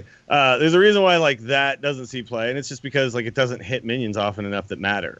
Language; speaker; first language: English; native; English